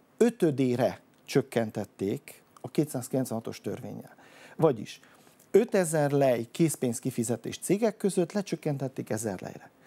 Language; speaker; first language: Hungarian; native; Hungarian